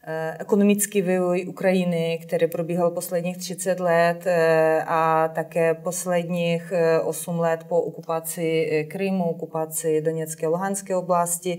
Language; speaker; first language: Czech; non-native, fluent; Ukrainian